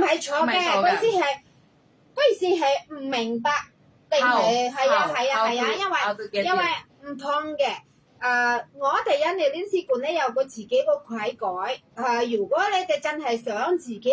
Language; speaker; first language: Cantonese; non-native, fluent; Indonesian